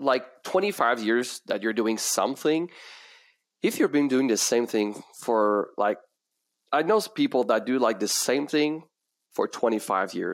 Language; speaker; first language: English; non-native, fluent; French